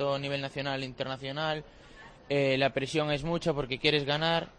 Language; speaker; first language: Spanish; native; Spanish